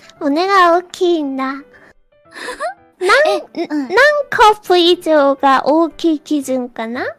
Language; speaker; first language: Japanese; non-native, fluent; Korean